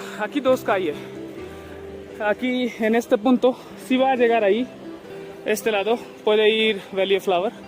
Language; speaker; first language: Spanish; non-native, learner; Hindi